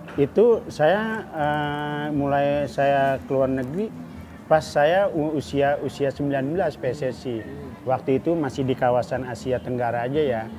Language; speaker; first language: Indonesian; native; Indonesian